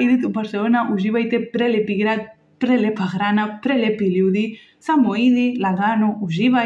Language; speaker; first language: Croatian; non-native, learner; Spanish